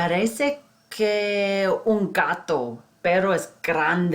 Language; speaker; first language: Spanish; non-native, fluent; English